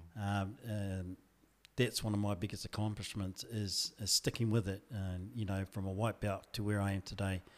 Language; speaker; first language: English; native; English